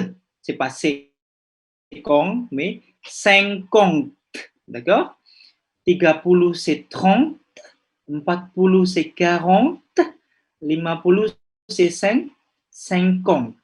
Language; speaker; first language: French; non-native, fluent; Indonesian